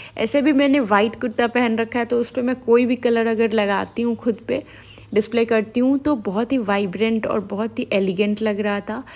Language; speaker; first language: Hindi; native; Hindi